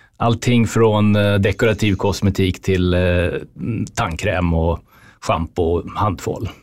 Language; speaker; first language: Swedish; native; Swedish